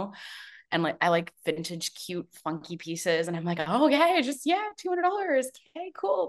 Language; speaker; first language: English; native; English